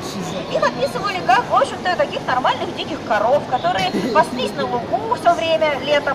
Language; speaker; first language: Russian; native; Russian